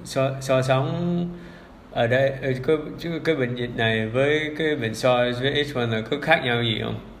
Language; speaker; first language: Vietnamese; early bilingual, heritage; English